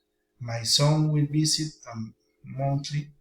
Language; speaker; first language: English; non-native, learner; Spanish